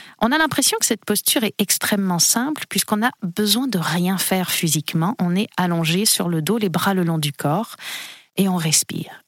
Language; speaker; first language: French; native; French